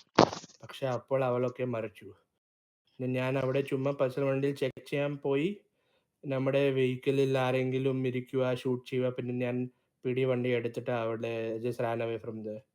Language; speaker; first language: Malayalam; early bilingual, heritage; Malayalam